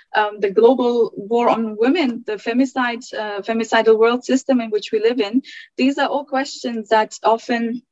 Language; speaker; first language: English; early bilingual, other home language; German